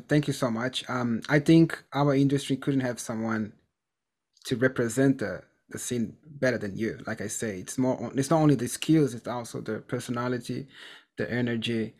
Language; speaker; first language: English; non-native, fluent; Portuguese